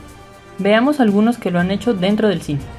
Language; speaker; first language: Spanish; native; Spanish